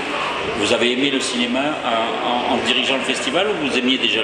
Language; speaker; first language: French; native; French